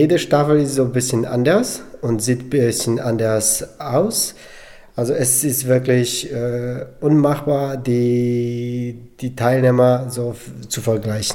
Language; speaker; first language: German; non-native, local second language; Polish